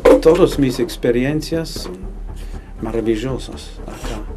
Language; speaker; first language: Spanish; non-native, fluent; English